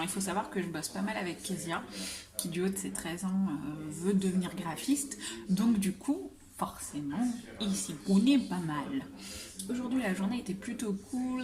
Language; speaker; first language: French; native; French